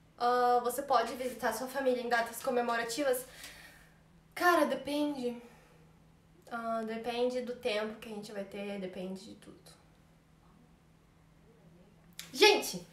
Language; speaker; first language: Portuguese; native; Portuguese